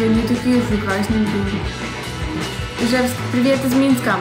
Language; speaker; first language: Russian; native; Russian